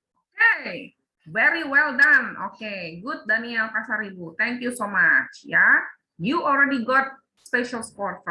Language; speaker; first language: English; non-native, learner; Indonesian